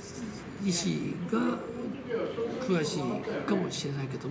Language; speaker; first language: Japanese; early bilingual, other home language; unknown